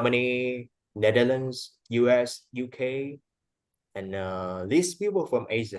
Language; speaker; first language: English; non-native, fluent; Vietnamese